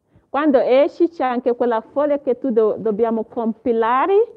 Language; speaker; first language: Italian; non-native, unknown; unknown